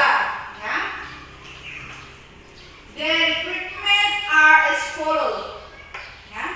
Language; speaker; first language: English; non-native, fluent; Indonesian